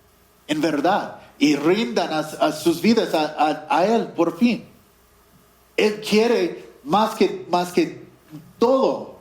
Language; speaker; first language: Spanish; non-native, fluent; English